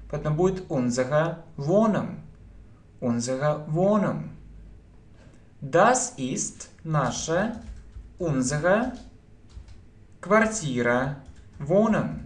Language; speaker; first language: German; non-native, fluent; Russian